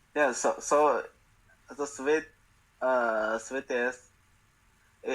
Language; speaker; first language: English; non-native, learner; Chinese